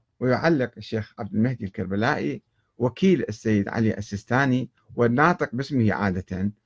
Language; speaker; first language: Arabic; native; Arabic